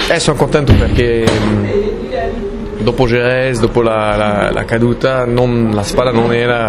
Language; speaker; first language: Italian; non-native, fluent; French